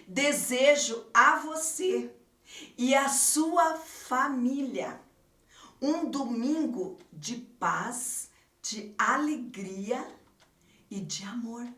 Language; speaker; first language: Portuguese; native; Portuguese